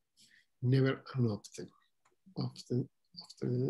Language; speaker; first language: English; non-native, learner; Spanish